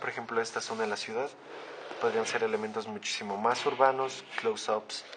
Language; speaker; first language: Spanish; native; Spanish